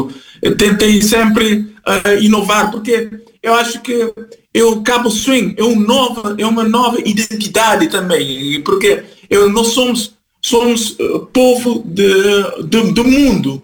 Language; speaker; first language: Portuguese; non-native, fluent; Kabuverdianu